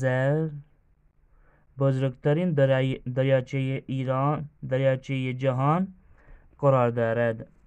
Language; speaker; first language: Persian; non-native, fluent; Urdu